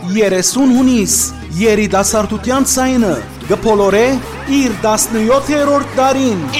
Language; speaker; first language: Armenian; early bilingual, heritage; Armenian